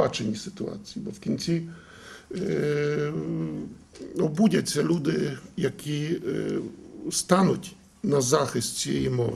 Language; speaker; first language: Ukrainian; early bilingual, heritage; Ukrainian